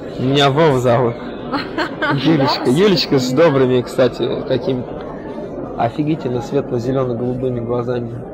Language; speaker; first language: Russian; native; Russian